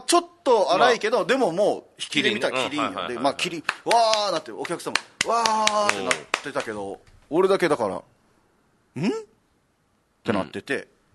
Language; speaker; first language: Japanese; native; Japanese